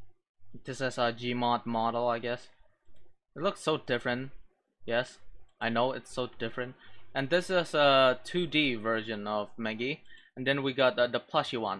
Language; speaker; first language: English; non-native, local second language; Filipino